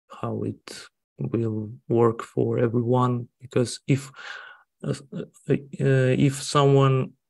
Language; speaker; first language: English; non-native, learner; Russian